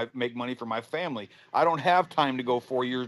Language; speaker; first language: English; native; English